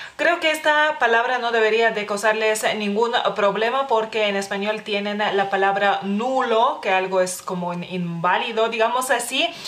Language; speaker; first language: Spanish; non-native, fluent; Lithuanian